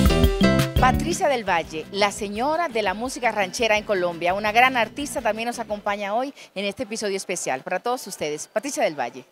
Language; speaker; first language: Spanish; native; Spanish